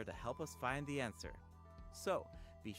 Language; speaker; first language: English; native; English